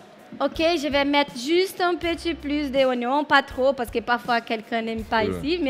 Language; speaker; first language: French; non-native, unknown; Portuguese